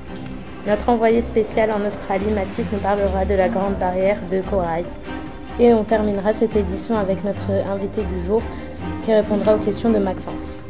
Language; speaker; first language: French; native; French